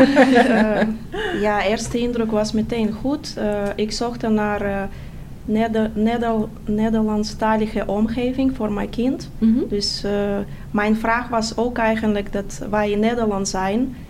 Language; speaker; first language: Dutch; non-native, fluent; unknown